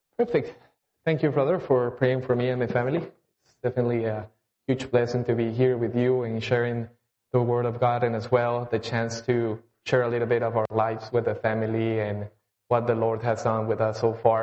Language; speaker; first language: English; non-native, fluent; Spanish